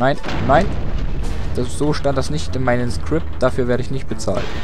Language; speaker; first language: German; native; German